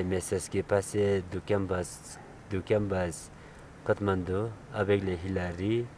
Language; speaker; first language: French; non-native, learner; Sherpa